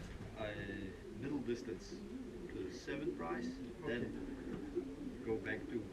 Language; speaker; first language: English; non-native, learner; Dutch